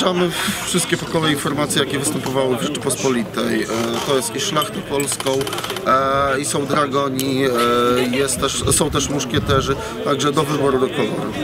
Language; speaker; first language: Polish; native; Polish